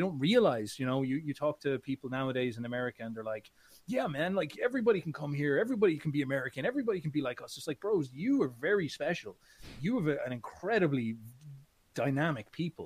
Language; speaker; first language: English; native; English